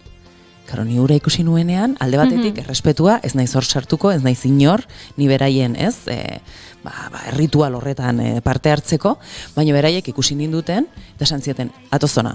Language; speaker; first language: Basque; native; Basque